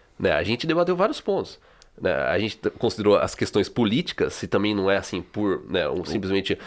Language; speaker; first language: Portuguese; native; Portuguese